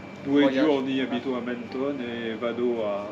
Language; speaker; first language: Italian; non-native, learner; French